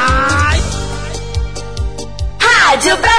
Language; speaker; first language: Portuguese; native; Portuguese